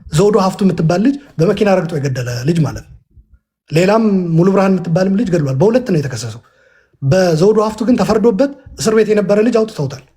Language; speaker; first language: Amharic; non-native, local second language; Tigrinya